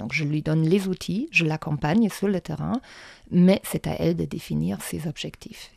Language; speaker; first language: French; non-native, fluent; German